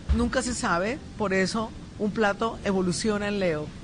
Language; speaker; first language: Spanish; native; Spanish